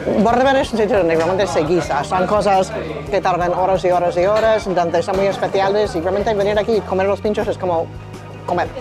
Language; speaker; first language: Spanish; non-native, fluent; English